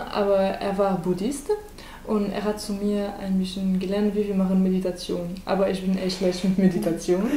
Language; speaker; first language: German; non-native, learner; French